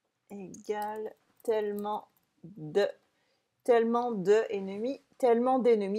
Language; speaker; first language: French; native; French